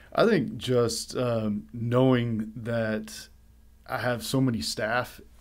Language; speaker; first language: English; native; English